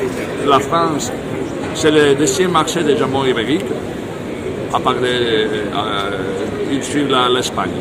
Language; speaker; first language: French; non-native, fluent; Spanish